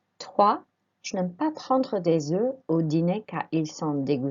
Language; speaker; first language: French; non-native, fluent; English